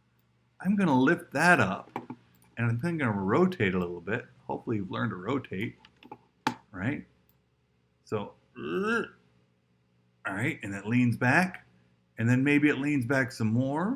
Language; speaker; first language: English; native; English